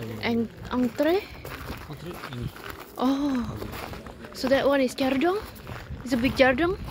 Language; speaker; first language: English; non-native, learner; Indonesian